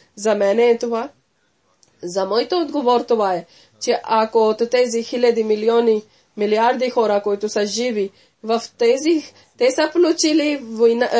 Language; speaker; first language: Bulgarian; non-native, fluent; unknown